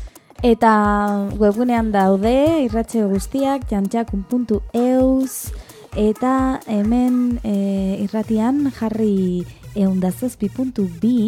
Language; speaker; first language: Basque; non-native, learner; Spanish